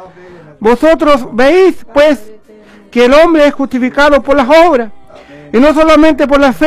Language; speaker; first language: Spanish; native; Spanish